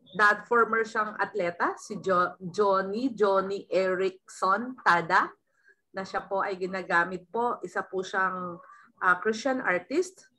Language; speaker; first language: Filipino; native; Filipino